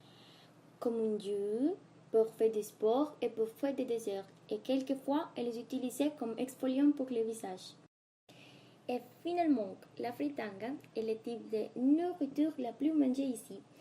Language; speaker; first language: French; non-native, learner; Spanish